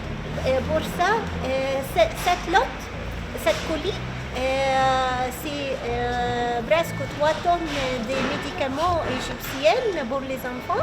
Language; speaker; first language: French; non-native, learner; Arabic